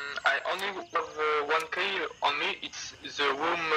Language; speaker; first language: English; non-native, learner; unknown